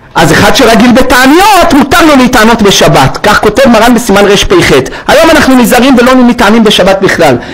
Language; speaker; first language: Hebrew; native; Hebrew